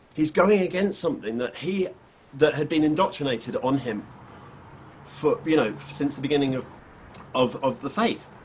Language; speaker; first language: English; native; English